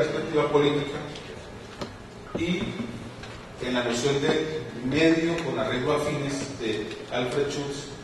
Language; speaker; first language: Spanish; native; Spanish